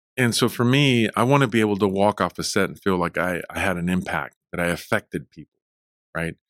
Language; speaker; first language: English; early bilingual, other home language; Spanish